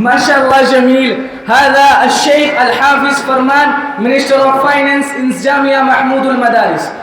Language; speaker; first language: Arabic; non-native, learner; Urdu